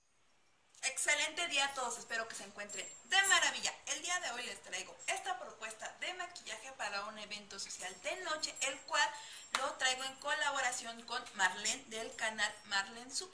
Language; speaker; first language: Spanish; native; Spanish